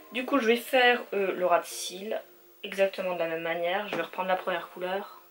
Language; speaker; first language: French; native; French